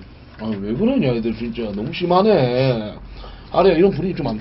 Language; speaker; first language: Korean; native; Korean